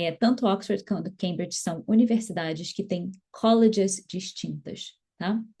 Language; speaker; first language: Portuguese; native; Portuguese